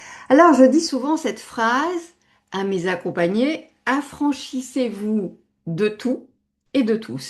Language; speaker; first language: French; native; French